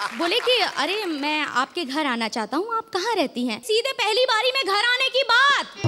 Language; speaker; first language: Hindi; native; Hindi